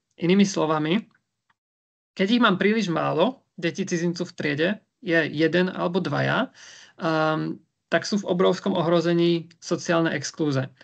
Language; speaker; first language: Slovak; native; Slovak